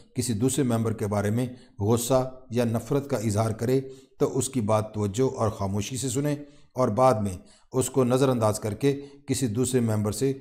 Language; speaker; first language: Urdu; non-native, local second language; Punjabi